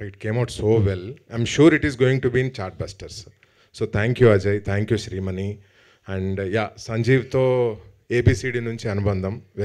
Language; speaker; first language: Telugu; native; Telugu